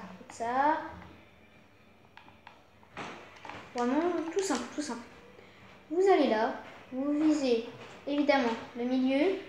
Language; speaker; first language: French; native; French